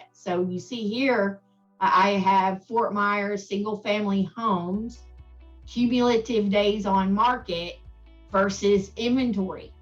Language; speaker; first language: English; native; English